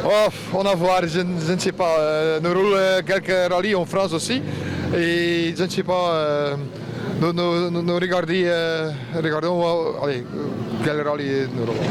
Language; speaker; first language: French; non-native, local second language; Dutch